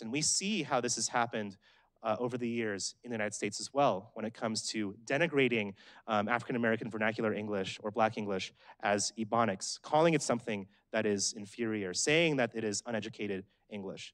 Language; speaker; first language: English; native; English